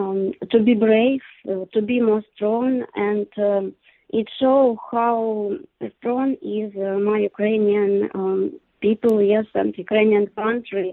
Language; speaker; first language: English; non-native, learner; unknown